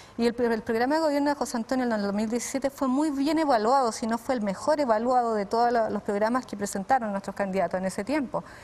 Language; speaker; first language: Spanish; native; Spanish